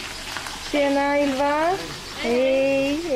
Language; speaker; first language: Swedish; non-native, learner; Spanish